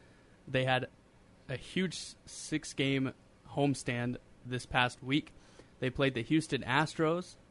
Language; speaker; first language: English; native; English